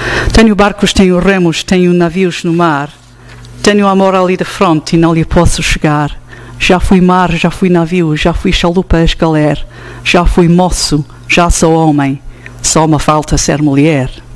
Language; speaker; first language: Portuguese; non-native, fluent; English